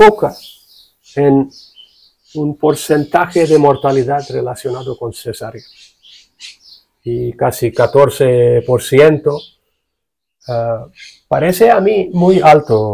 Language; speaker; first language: Spanish; non-native, fluent; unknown